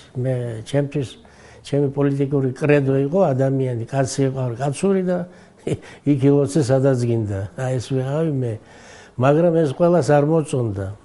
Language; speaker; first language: Georgian; non-native, local second language; Abkhazian